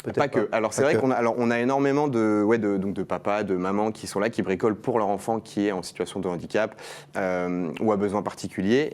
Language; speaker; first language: French; native; French